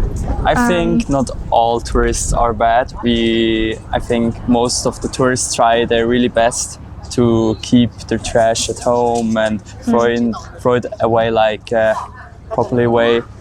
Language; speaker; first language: English; non-native, learner; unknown